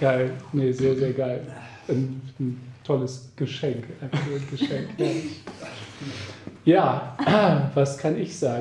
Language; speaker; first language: German; native; German